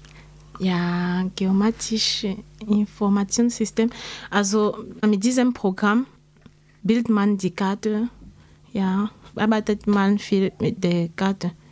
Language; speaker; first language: German; non-native, learner; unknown